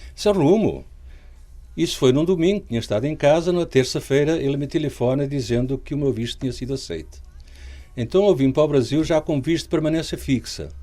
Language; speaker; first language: Portuguese; native; Portuguese